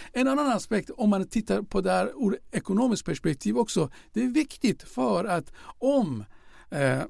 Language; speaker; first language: Swedish; non-native, fluent; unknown